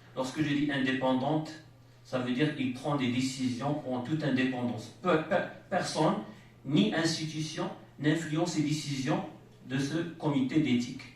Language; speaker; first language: French; non-native, local second language; Arabic